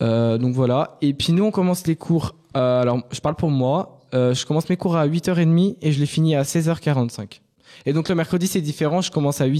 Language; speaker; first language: French; native; French